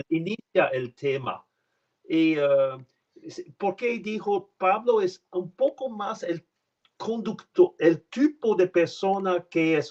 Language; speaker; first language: Spanish; non-native, learner; French